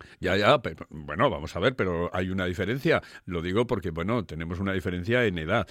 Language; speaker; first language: Spanish; native; Spanish